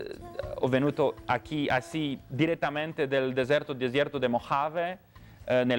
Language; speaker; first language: Italian; non-native, learner; Romanian